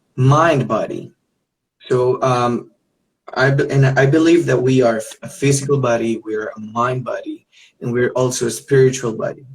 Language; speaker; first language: English; non-native, fluent; Spanish